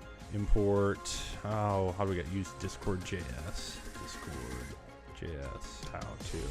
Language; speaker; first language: English; native; English